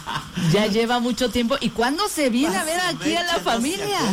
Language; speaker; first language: Spanish; native; Spanish